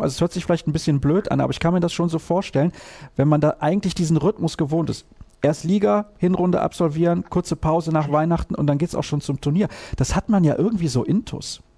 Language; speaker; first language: German; native; German